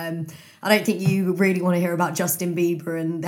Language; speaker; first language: English; native; English